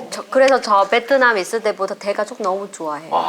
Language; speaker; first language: Korean; non-native, learner; Vietnamese